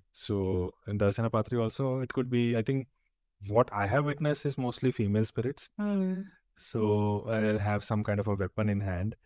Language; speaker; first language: English; non-native, local second language; Tulu